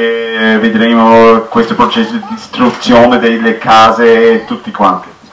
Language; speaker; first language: Italian; non-native, fluent; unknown